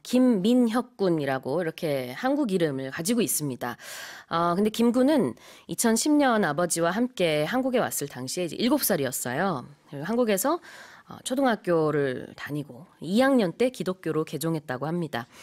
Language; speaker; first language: Korean; native; Korean